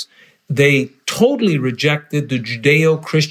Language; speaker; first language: English; native; English